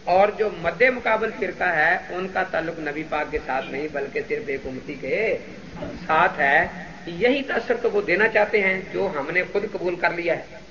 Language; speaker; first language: Urdu; non-native, local second language; Punjabi